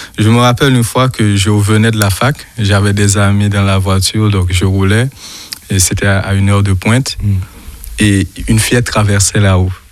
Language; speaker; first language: French; non-native, local second language; Haitian Creole